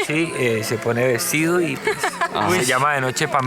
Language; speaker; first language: Spanish; native; Spanish